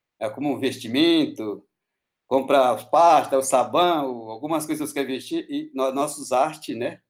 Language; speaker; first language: Portuguese; non-native, local second language; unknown